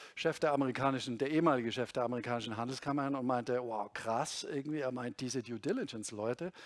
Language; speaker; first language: German; native; German